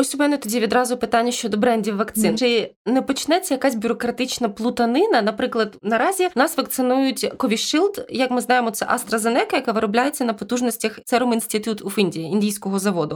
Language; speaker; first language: Ukrainian; native; Ukrainian